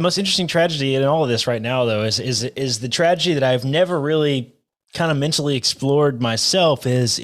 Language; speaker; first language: English; native; English